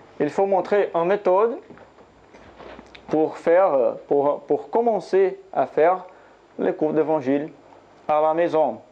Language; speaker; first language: French; non-native, learner; Portuguese